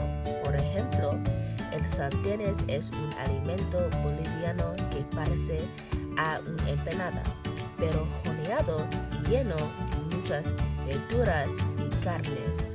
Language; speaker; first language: Spanish; non-native, learner; English